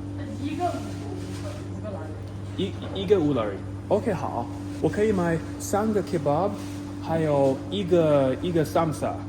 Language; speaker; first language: Chinese; non-native, learner; English